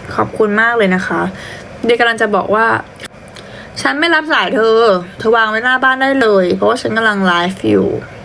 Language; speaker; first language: Thai; native; Thai